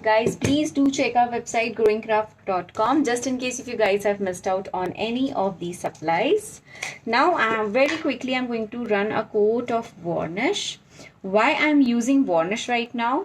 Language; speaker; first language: English; non-native, local second language; Hindi